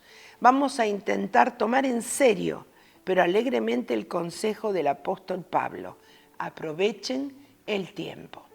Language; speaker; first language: Spanish; native; Spanish